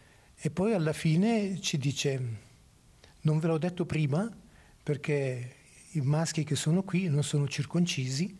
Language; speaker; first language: Italian; native; Italian